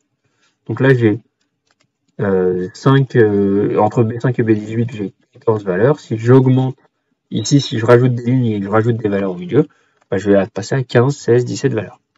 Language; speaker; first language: French; native; French